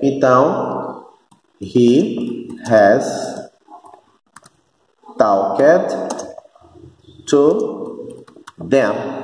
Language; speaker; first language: English; non-native, fluent; Portuguese